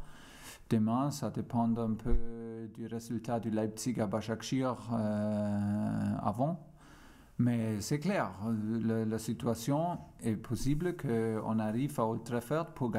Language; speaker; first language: French; non-native, fluent; German